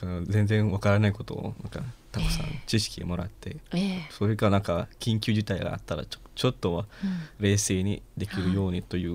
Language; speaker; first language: Japanese; non-native, learner; Malay